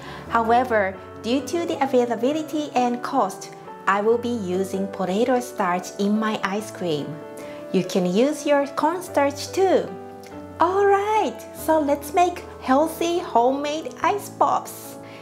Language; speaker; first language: English; non-native, fluent; Japanese